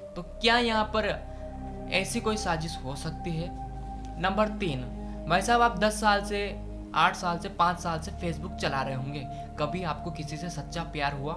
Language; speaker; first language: Hindi; native; Hindi